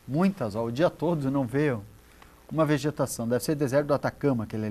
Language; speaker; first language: Portuguese; native; Portuguese